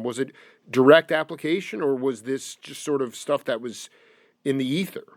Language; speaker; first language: English; native; English